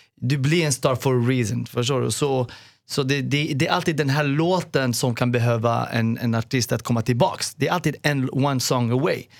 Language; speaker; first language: Swedish; non-native, fluent; Arabic